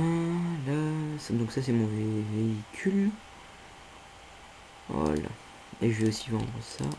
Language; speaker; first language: French; native; French